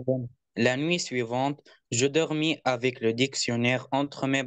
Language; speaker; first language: French; non-native, learner; Arabic